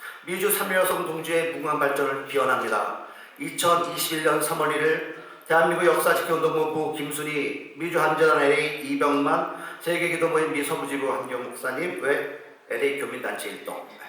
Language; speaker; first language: Korean; native; Korean